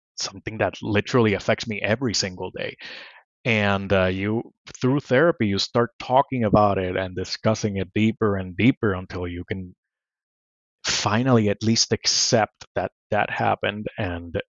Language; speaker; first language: English; non-native, fluent; Spanish